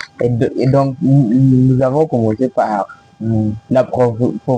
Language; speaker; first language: French; non-native, learner; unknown